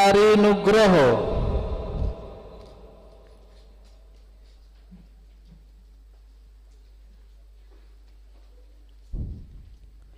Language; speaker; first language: Indonesian; native; Indonesian